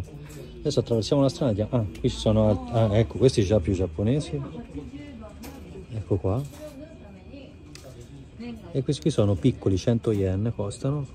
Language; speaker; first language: Italian; native; Italian